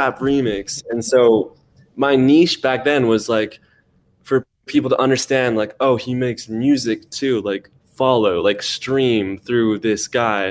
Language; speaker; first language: English; native; English